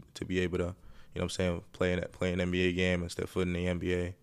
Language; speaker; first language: English; early bilingual, other home language; Greek